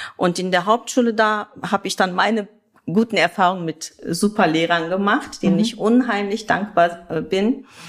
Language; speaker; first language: German; early bilingual, other home language; Kurdish